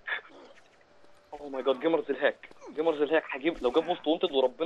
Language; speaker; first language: Arabic; native; Arabic